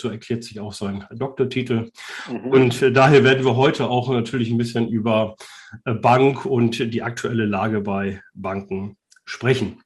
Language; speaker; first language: German; native; German